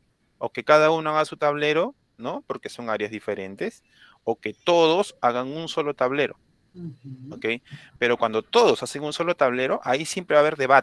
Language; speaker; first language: Spanish; native; Spanish